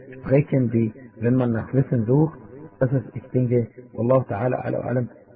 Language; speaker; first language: German; non-native, fluent; Arabic